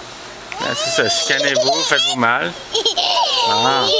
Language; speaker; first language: French; native; French